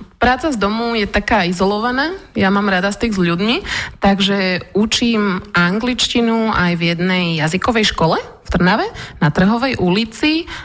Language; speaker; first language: Slovak; early bilingual, other home language; Russian